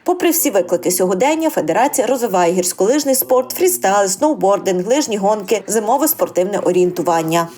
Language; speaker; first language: Ukrainian; native; Ukrainian